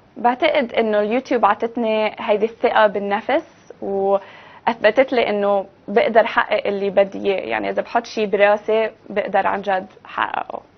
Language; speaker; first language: Arabic; early bilingual, heritage; Arabic